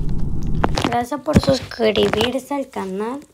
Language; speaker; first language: Spanish; native; Spanish